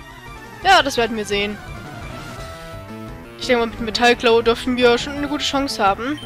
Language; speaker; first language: German; native; German